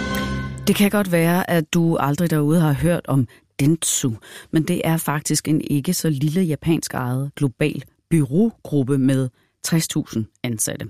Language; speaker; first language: Danish; native; Danish